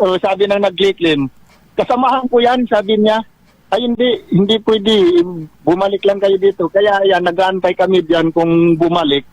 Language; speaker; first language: Filipino; non-native, local second language; Waray